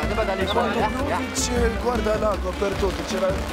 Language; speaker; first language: Italian; non-native, learner; Arabic